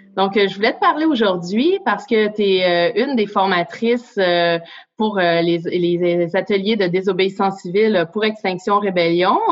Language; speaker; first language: French; native; French